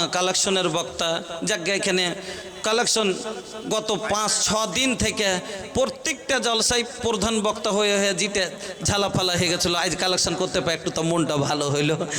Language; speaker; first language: Bangla; non-native, local second language; Bhojpuri